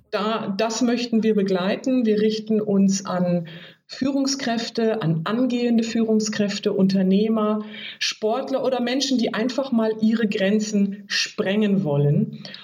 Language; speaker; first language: German; native; German